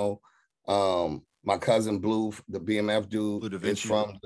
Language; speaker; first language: English; native; English